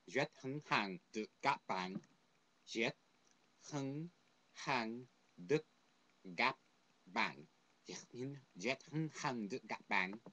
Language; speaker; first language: Vietnamese; non-native, learner; English